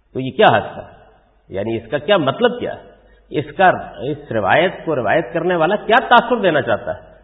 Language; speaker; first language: Urdu; non-native, local second language; Punjabi